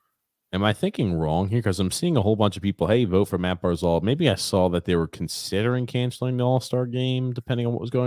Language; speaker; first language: English; native; English